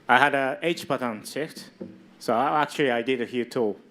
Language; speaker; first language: English; non-native, learner; Japanese